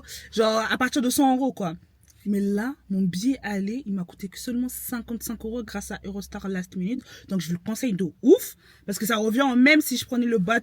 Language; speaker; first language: French; native; French